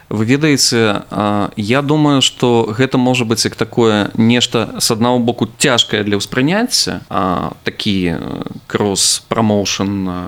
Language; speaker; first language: Belarusian; non-native, local second language; Russian